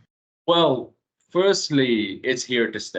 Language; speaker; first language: English; non-native, fluent; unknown